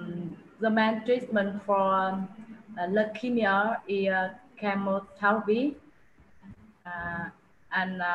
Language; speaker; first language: English; non-native, learner; Vietnamese